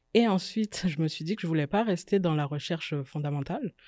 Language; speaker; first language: French; native; French